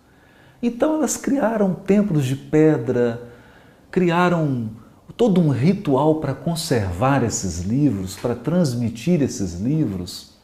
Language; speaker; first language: Portuguese; native; Portuguese